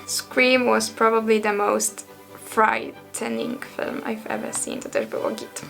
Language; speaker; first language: English; non-native, fluent; Polish